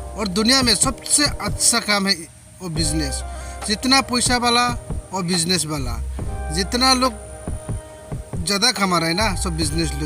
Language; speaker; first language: Hindi; non-native, local second language; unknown